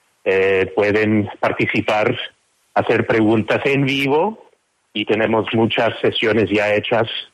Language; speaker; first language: Spanish; non-native, fluent; English